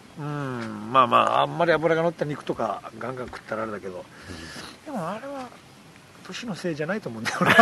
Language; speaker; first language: Japanese; native; Japanese